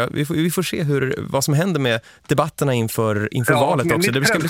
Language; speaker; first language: Swedish; native; Swedish